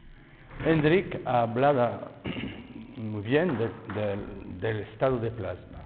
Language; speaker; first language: Spanish; non-native, fluent; French